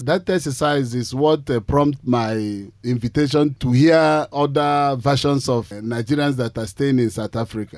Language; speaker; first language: English; non-native, local second language; Igbo